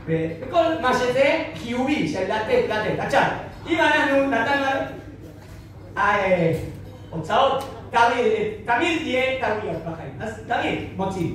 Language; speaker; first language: Hebrew; non-native, fluent; Spanish